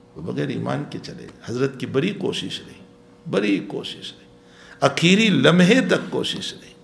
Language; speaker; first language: Urdu; non-native, local second language; Gujarati